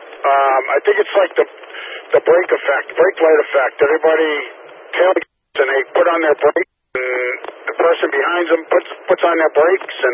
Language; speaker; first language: English; native; English